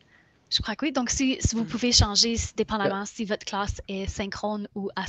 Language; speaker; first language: French; native; French